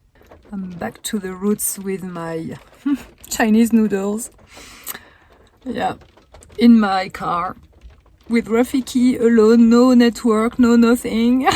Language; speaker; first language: English; non-native, fluent; French